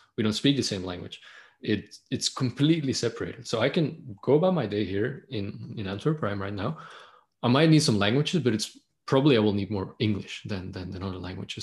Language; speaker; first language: English; non-native, fluent; Dutch